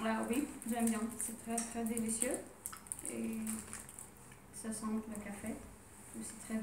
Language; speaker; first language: French; non-native, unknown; Ukrainian